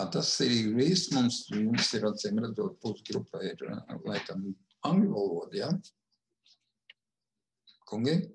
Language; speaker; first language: Latvian; native; Latvian